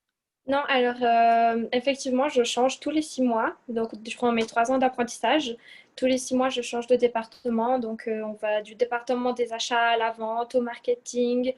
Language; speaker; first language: French; early bilingual, other home language; Portuguese